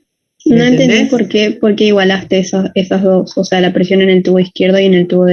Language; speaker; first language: Spanish; native; Spanish